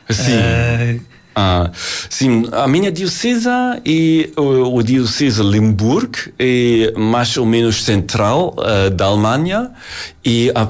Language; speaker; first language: Portuguese; non-native, learner; German